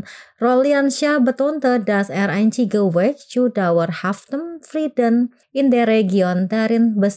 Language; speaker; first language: German; non-native, fluent; Indonesian